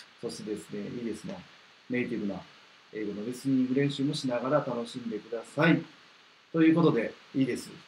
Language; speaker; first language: Japanese; native; Japanese